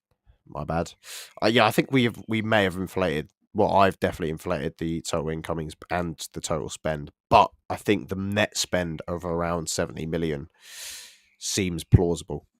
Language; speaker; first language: English; native; English